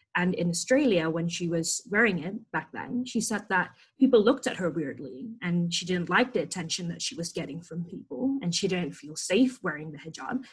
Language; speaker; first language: English; non-native, fluent; Indonesian